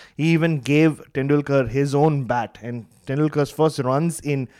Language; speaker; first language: English; non-native, local second language; Tamil